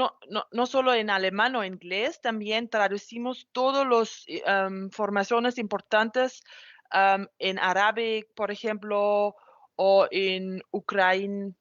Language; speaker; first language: Spanish; non-native, fluent; German